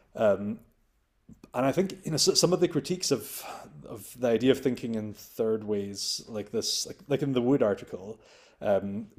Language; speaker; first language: English; native; English